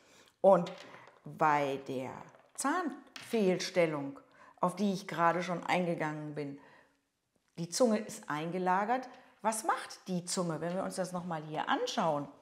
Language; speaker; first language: German; native; German